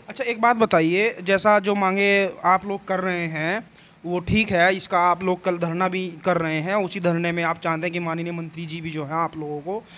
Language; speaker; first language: Hindi; native; Hindi